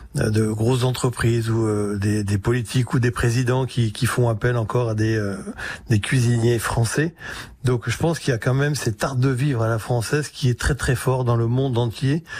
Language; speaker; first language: French; native; French